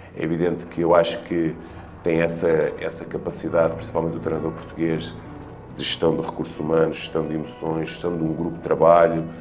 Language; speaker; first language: Portuguese; native; Portuguese